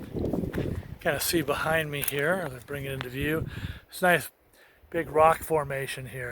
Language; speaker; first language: English; native; English